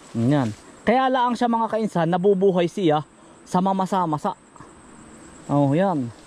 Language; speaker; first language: Filipino; native; Filipino